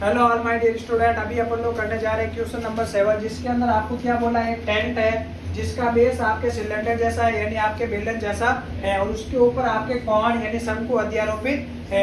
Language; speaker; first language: Hindi; native; Hindi